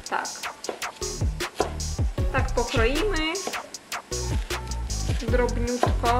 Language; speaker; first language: Polish; non-native, fluent; Ukrainian